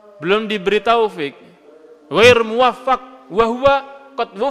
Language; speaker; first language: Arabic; non-native, fluent; Indonesian